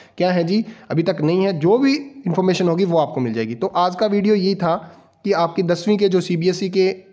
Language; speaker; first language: Hindi; non-native, local second language; Punjabi